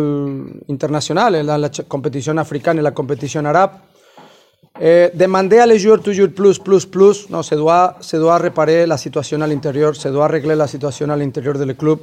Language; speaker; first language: French; non-native, fluent; Spanish